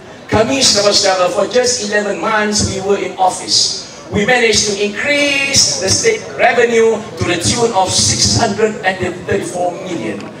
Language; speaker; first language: English; non-native, local second language; Malay